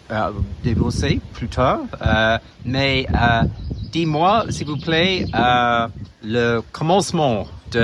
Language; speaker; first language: French; non-native, learner; English